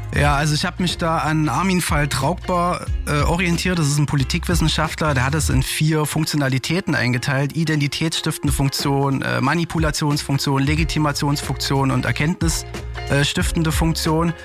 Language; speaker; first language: German; native; German